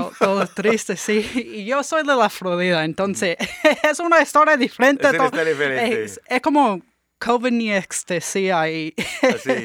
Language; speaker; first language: Spanish; early bilingual, heritage; English